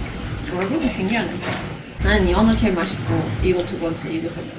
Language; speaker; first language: Korean; non-native, fluent; Swedish